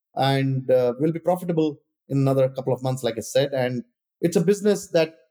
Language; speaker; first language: English; non-native, local second language; Kannada